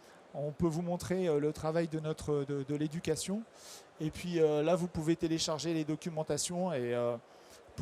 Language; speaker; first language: French; native; French